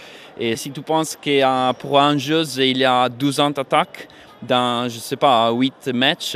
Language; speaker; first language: French; non-native, fluent; Italian